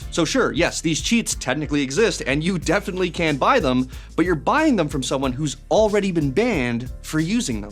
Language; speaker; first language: English; native; English